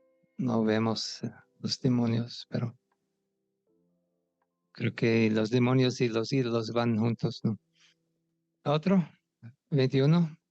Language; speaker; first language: Spanish; non-native, fluent; English